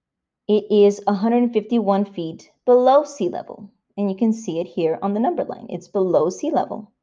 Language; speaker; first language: English; native; English